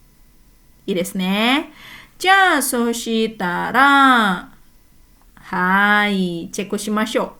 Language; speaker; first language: Japanese; non-native, fluent; Indonesian